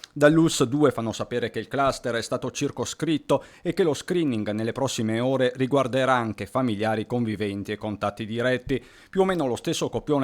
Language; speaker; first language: Italian; native; Italian